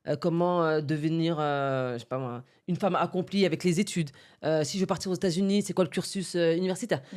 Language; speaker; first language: French; early bilingual, other home language; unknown